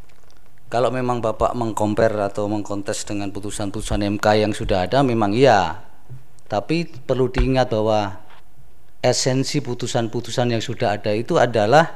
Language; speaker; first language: Indonesian; native; Indonesian